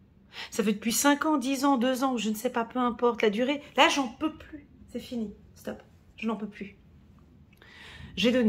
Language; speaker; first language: French; native; French